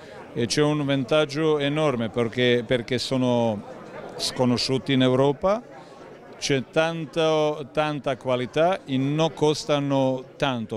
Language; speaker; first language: Italian; non-native, learner; Croatian